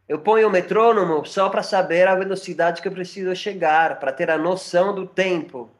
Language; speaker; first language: Portuguese; non-native, fluent; Spanish